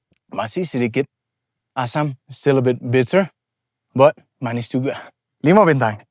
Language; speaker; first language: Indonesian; non-native, learner; English